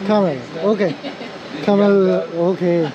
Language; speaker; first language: English; non-native, fluent; French